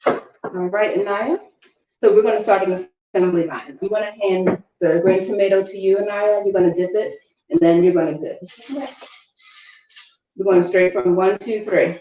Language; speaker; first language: English; native; English